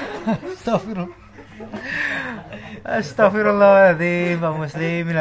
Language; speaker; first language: Arabic; non-native, fluent; Indonesian